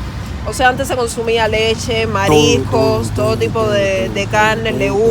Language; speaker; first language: Spanish; native; Spanish